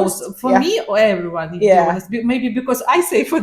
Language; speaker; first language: English; non-native, learner; Ukrainian